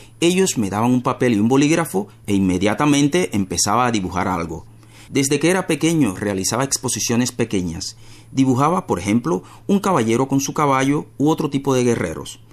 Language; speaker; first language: Spanish; non-native, fluent; Slovak